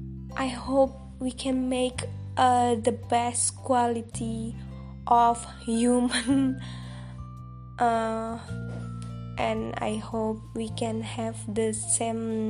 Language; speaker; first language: English; non-native, local second language; Indonesian